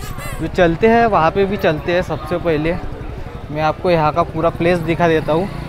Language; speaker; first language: Hindi; non-native, local second language; Marathi